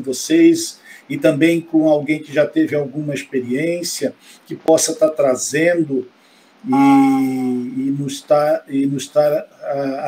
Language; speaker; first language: Portuguese; native; Portuguese